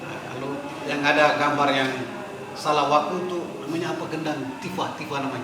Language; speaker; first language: Indonesian; native; Indonesian